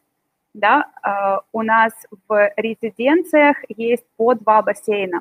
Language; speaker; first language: Russian; native; Russian